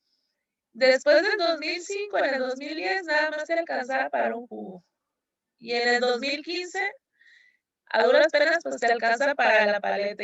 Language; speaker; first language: Spanish; native; Spanish